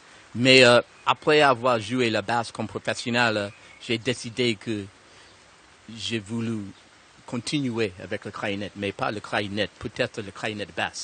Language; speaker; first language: French; non-native, learner; English